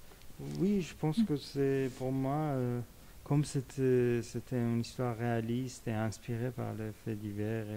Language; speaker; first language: French; non-native, fluent; Persian